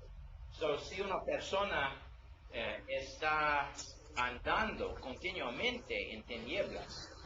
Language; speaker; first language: Spanish; non-native, learner; English